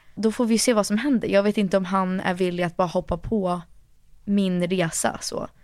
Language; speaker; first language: Swedish; early bilingual, heritage; Swedish